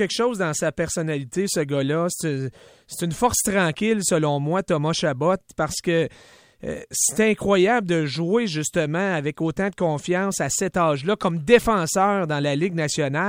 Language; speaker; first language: French; native; French